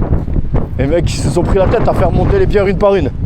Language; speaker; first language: French; native; French